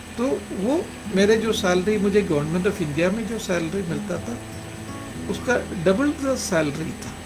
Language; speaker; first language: Hindi; non-native, local second language; Malayalam